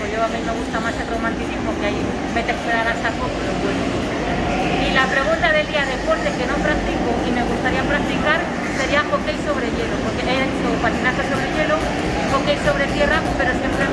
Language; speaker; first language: Spanish; native; Spanish